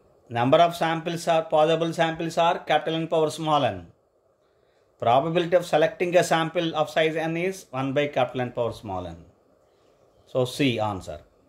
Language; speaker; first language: English; non-native, local second language; Telugu